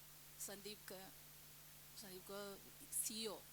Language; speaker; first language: Hindi; non-native, local second language; Malayalam